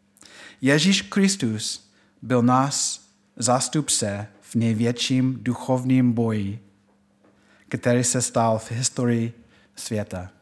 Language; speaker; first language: Czech; non-native, fluent; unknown